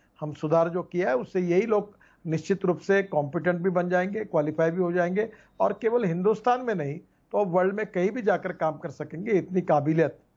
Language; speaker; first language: Hindi; non-native, local second language; Marathi